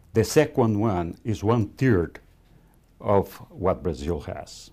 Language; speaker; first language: English; non-native, fluent; Spanish